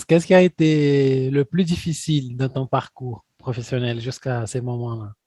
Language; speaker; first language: French; non-native, fluent; Portuguese